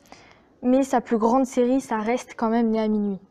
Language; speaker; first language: French; native; French